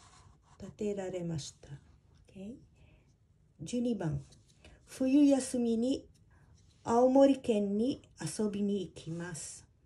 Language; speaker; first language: Japanese; non-native, fluent; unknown